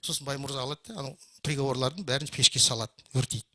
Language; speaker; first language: Kazakh; non-native, local second language; Russian